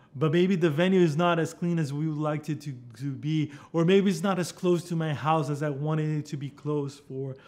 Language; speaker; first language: English; non-native, fluent; Portuguese